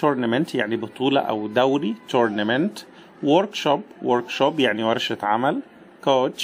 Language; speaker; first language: Arabic; native; Arabic